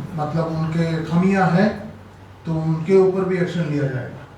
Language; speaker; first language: Hindi; non-native, local second language; Bangla